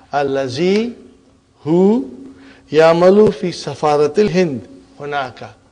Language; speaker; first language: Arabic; non-native, fluent; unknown